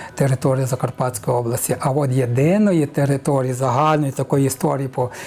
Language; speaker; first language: Ukrainian; native; Ukrainian